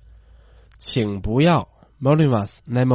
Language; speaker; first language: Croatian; non-native, fluent; Chinese